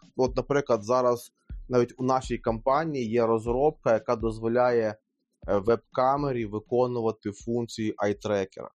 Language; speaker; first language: Ukrainian; native; Ukrainian